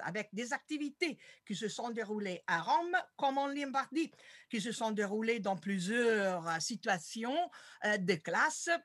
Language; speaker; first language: French; non-native, fluent; Italian